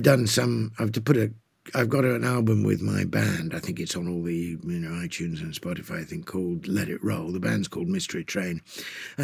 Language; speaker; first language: English; native; English